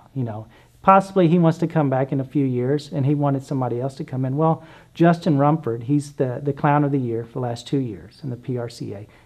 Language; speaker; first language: English; native; English